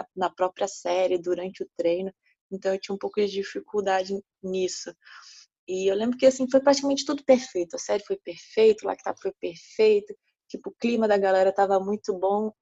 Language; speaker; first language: Portuguese; native; Portuguese